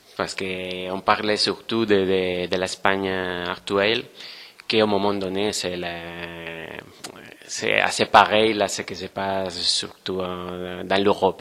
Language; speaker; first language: French; non-native, fluent; Spanish